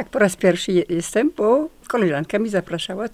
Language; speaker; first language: Polish; non-native, learner; French